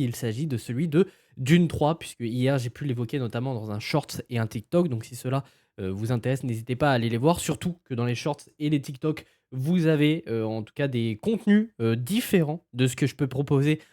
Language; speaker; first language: French; native; French